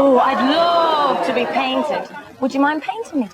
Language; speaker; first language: English; native; English